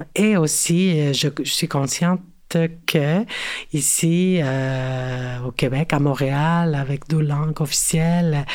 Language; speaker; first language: French; non-native, fluent; Spanish